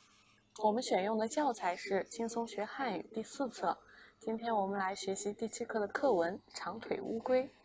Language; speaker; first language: Chinese; non-native, fluent; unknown